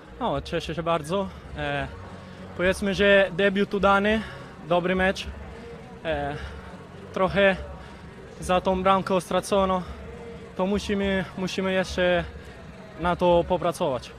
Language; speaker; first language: Polish; early bilingual, heritage; Polish